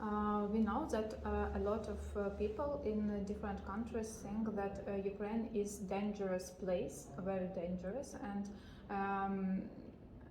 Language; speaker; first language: English; non-native, learner; Ukrainian